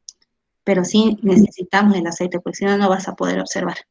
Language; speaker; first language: Spanish; native; Spanish